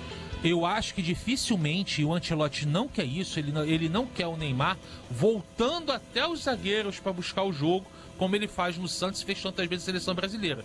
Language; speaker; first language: Portuguese; native; Portuguese